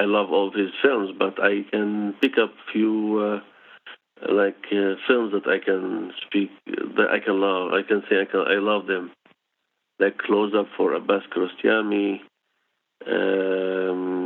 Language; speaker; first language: English; non-native, fluent; Hebrew